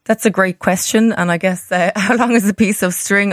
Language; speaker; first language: English; native; English